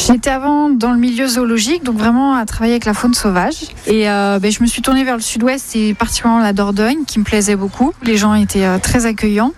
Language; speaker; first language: French; native; French